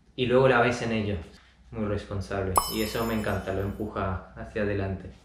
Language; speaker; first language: Spanish; early bilingual, other home language; Russian